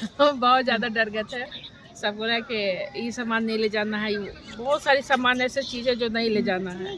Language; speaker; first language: Hindi; native; Hindi